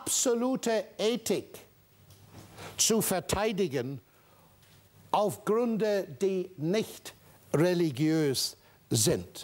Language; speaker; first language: German; non-native, fluent; English